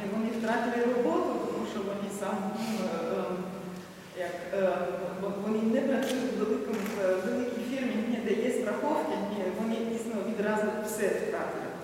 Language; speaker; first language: Ukrainian; non-native, learner; German